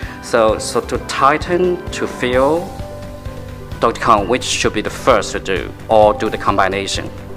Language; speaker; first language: English; non-native, fluent; Chinese